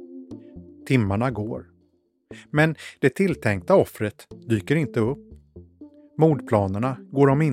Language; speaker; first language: Swedish; native; Swedish